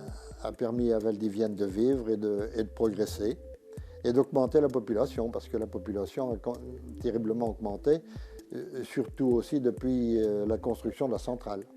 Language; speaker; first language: French; native; French